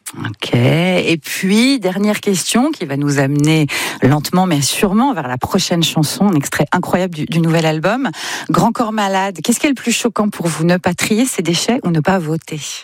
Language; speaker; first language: French; native; French